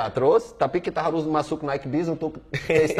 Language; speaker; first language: Indonesian; non-native, fluent; Portuguese